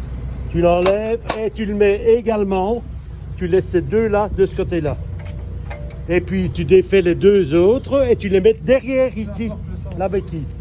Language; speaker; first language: French; native; French